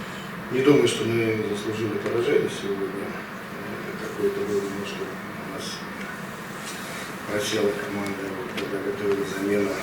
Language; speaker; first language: Russian; native; Russian